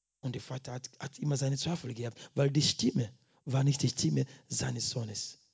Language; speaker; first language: German; non-native, fluent; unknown